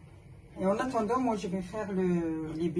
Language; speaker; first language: French; non-native, local second language; Arabic